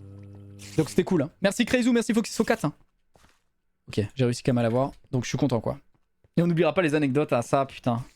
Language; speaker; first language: French; native; French